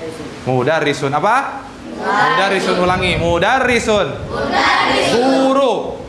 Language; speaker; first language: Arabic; non-native, fluent; Indonesian